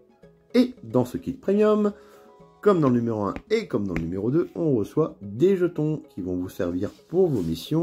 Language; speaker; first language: French; native; French